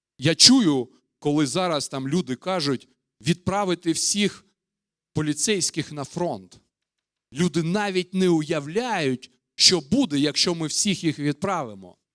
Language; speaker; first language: Ukrainian; non-native, local second language; Russian